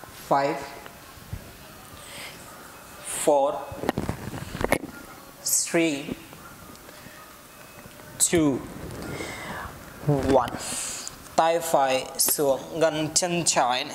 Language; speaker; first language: Vietnamese; non-native, learner; Hindi